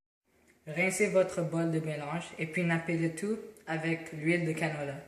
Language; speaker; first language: French; non-native, learner; English